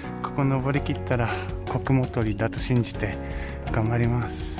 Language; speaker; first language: Japanese; native; Japanese